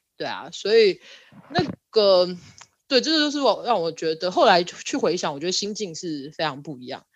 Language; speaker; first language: Chinese; native; Chinese